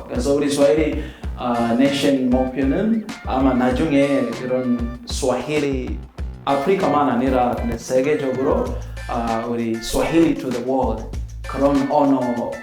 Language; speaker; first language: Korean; non-native, fluent; Swahili